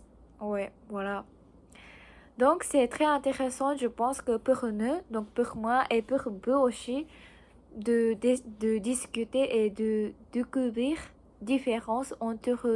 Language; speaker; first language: French; non-native, learner; Japanese